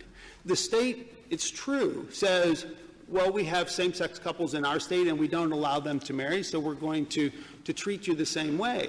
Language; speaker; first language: English; native; English